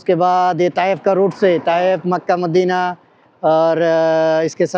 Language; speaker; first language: Hindi; non-native, fluent; Bangla